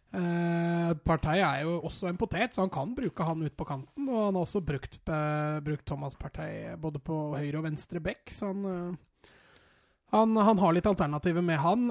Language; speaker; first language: Norwegian; native; Norwegian